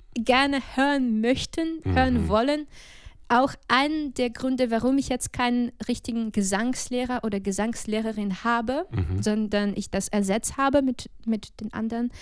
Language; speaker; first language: German; non-native, fluent; Ukrainian